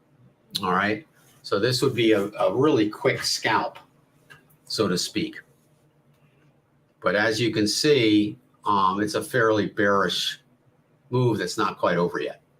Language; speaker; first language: English; native; English